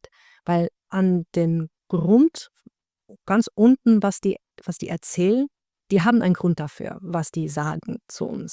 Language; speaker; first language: German; non-native, learner; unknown